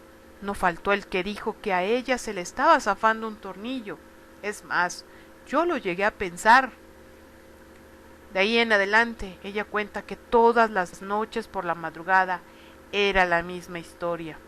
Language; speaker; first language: Spanish; native; Spanish